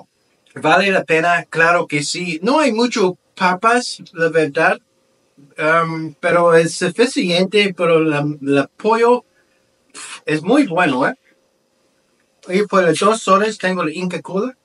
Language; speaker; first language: Spanish; non-native, learner; English